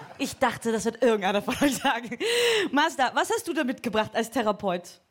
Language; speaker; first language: German; native; German